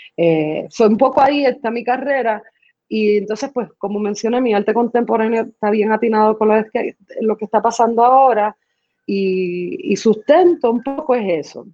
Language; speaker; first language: Spanish; early bilingual, other home language; English